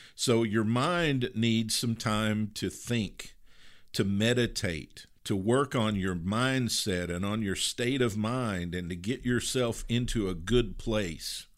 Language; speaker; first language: English; native; English